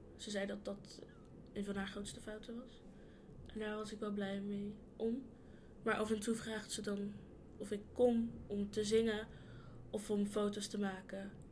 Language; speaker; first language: Dutch; early bilingual, other home language; Yoruba